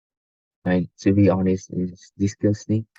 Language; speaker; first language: English; non-native, learner; Vietnamese